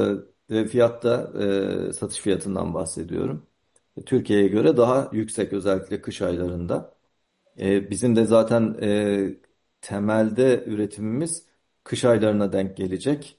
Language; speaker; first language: Turkish; native; Turkish